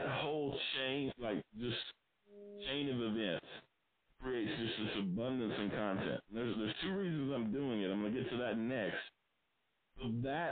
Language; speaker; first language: English; native; English